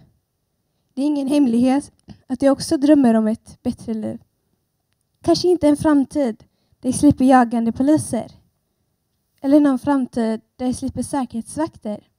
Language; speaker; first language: Swedish; early bilingual, other home language; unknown